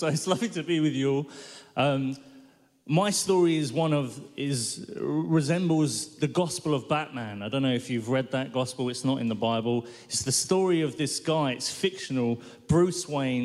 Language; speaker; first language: English; native; English